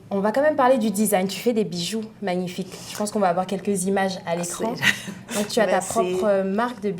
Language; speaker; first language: French; native; French